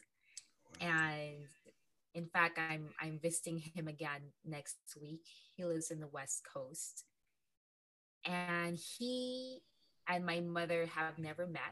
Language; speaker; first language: English; non-native, local second language; Filipino